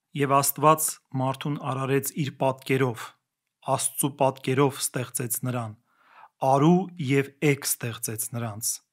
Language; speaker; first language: Armenian; native; Armenian